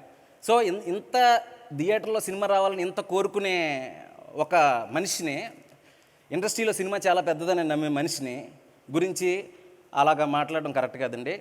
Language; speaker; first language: Telugu; native; Telugu